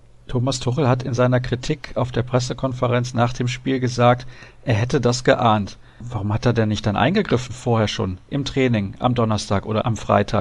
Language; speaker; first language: German; native; German